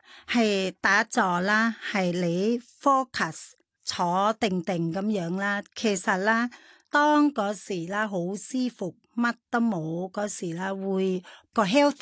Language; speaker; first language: Chinese; non-native, fluent; Thai